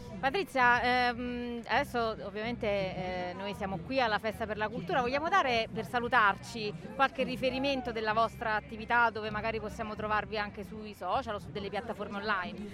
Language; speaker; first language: Italian; native; Italian